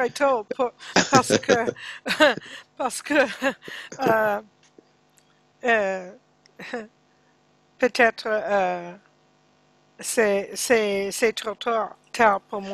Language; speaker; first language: French; non-native, learner; English